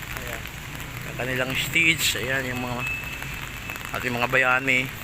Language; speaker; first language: Filipino; non-native, local second language; Hiligaynon